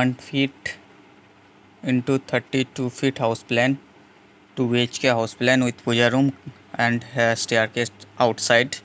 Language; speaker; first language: Hindi; non-native, local second language; Bangla